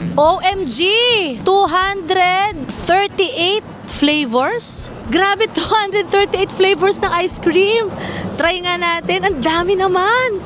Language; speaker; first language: Filipino; native; Filipino